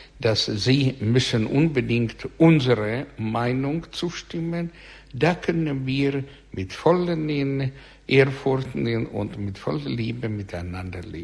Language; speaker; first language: German; non-native, learner; Russian